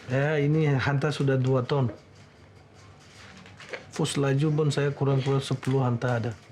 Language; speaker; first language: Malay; non-native, learner; Rohingya